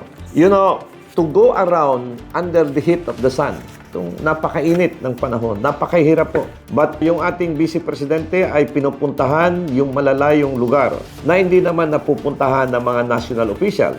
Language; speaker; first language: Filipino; non-native, local second language; Cebuano